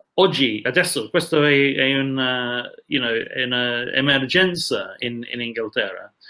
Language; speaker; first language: Italian; non-native, fluent; English